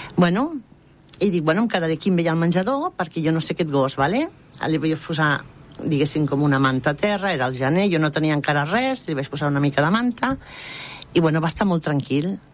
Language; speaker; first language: Catalan; non-native, local second language; Spanish